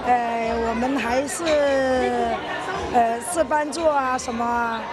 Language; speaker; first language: Chinese; non-native, local second language; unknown